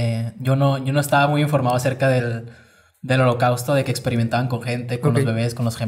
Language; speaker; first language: Spanish; native; Spanish